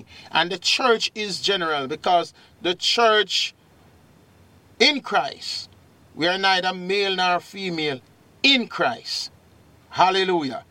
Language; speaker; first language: English; native; English